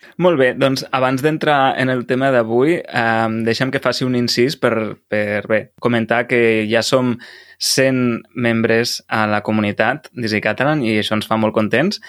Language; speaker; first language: Catalan; native; Catalan